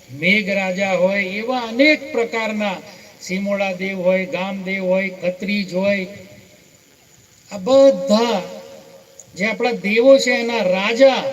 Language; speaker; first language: Gujarati; native; Gujarati